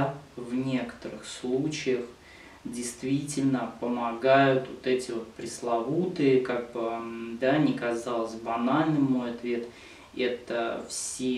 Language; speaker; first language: Russian; native; Russian